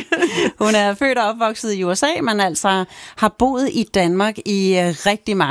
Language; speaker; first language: Danish; native; Danish